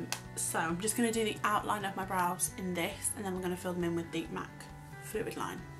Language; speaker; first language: English; native; English